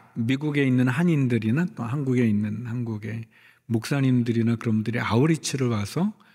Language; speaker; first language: Korean; native; Korean